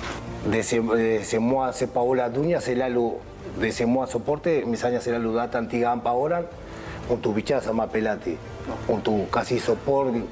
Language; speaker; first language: Indonesian; non-native, fluent; Spanish